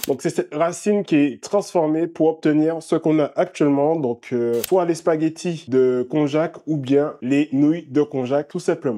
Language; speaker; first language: French; native; French